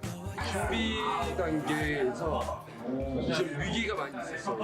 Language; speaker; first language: Korean; native; Korean